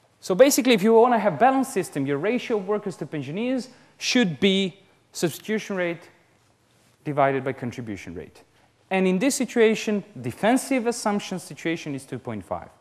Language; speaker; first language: English; non-native, fluent; Serbian